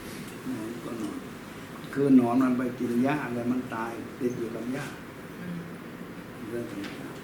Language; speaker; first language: Thai; native; Thai